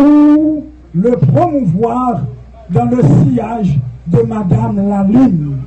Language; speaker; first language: French; non-native, local second language; Haitian Creole